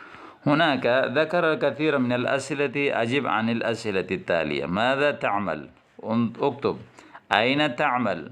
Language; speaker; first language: Arabic; non-native, fluent; Urdu